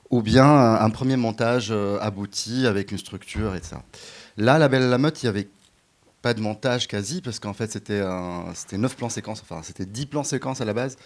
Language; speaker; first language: French; non-native, local second language; Arabic